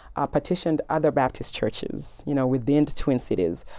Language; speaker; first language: English; early bilingual, other home language; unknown